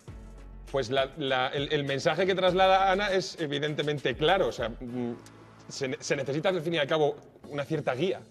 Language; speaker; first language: Spanish; native; Spanish